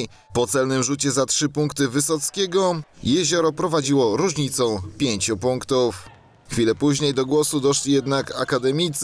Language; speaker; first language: Polish; native; Polish